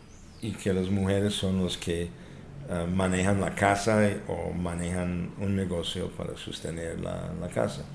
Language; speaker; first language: Spanish; non-native, fluent; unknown